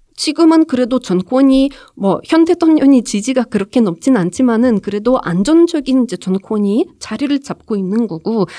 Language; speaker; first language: Korean; non-native, fluent; Ukrainian